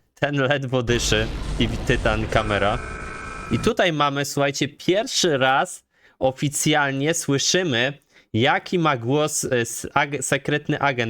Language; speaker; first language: Polish; native; Polish